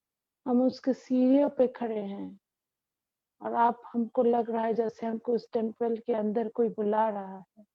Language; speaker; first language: Hindi; non-native, local second language; Bangla